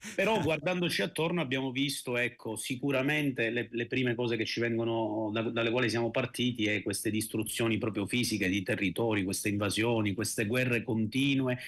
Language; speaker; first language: Italian; native; Italian